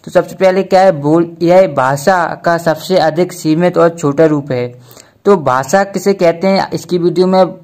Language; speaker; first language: Hindi; native; Hindi